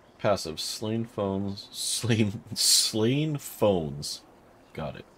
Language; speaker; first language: English; native; English